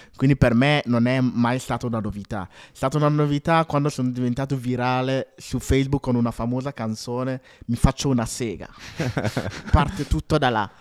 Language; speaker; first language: Italian; early bilingual, other home language; Akan